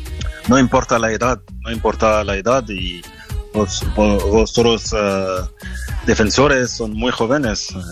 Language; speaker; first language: Spanish; non-native, fluent; French